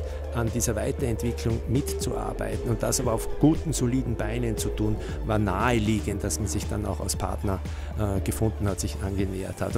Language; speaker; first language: German; native; German